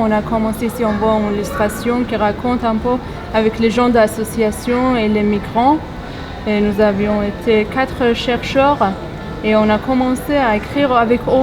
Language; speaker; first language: French; non-native, fluent; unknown